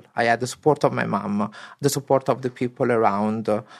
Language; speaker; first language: English; non-native, learner; Italian